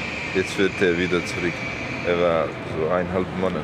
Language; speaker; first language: German; non-native, learner; Bosnian